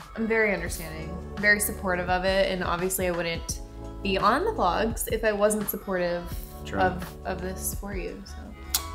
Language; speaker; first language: English; native; English